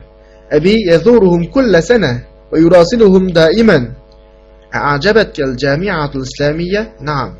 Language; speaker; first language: Arabic; non-native, fluent; Uyghur